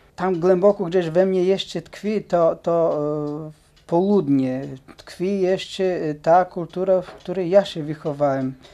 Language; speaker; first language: Polish; non-native, fluent; Bulgarian